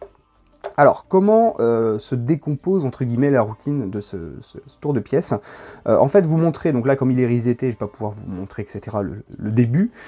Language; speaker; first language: French; native; French